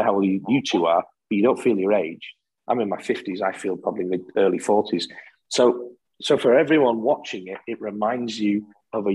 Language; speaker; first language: English; native; English